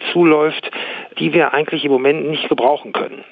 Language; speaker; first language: German; native; German